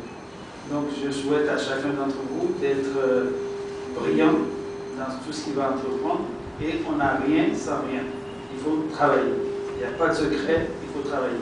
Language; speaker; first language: French; native; French